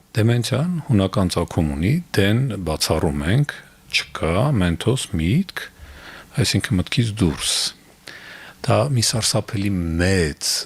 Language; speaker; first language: Armenian; native; Armenian